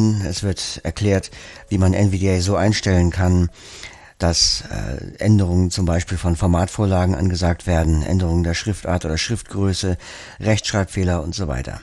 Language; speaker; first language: German; native; German